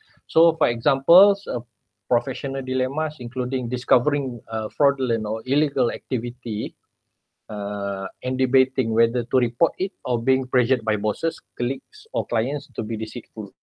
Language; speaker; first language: English; non-native, local second language; Malay